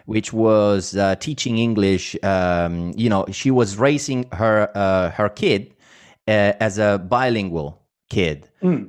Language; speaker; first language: English; non-native, fluent; Italian